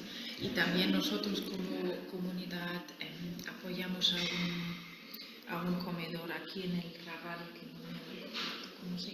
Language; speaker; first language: Spanish; non-native, fluent; German